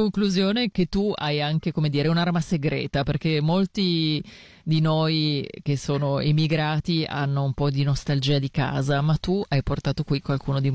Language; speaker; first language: Italian; native; Italian